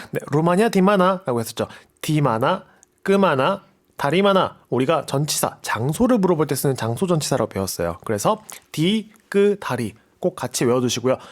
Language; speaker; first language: Korean; native; Korean